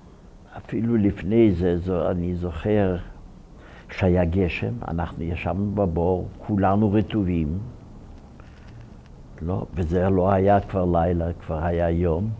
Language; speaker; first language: Hebrew; non-native, fluent; Ukrainian